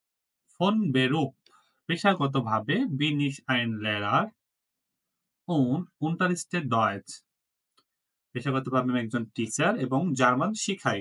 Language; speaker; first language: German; non-native, learner; Bangla